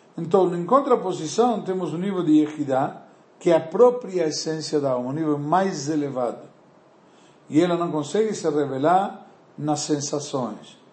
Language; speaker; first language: Portuguese; non-native, fluent; Spanish